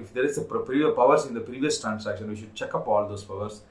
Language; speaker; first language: English; non-native, local second language; Tamil